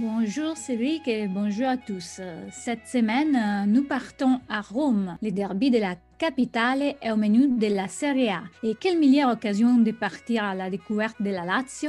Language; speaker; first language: French; non-native, fluent; Italian